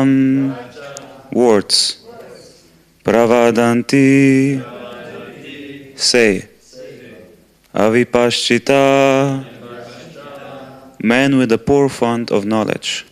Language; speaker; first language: English; non-native, fluent; Slovenian